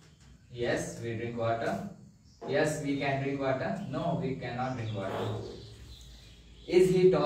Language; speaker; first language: English; non-native, learner; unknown